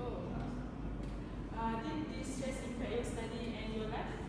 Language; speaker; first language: English; non-native, local second language; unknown